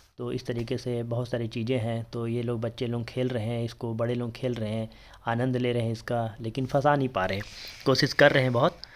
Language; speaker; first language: Hindi; native; Hindi